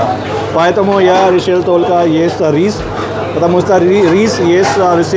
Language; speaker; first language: Russian; non-native, learner; Hindi